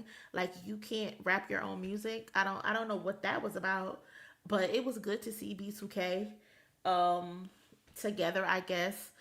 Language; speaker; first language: English; native; English